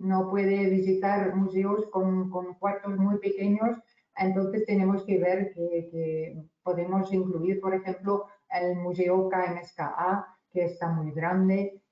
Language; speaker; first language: Spanish; non-native, fluent; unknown